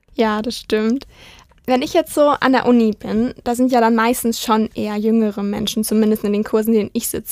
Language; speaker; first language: German; native; German